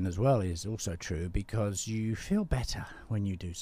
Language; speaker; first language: English; native; English